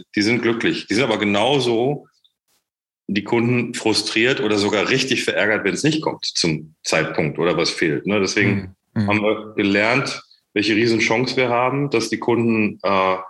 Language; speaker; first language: German; native; German